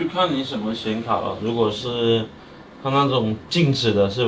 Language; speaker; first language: Chinese; native; Chinese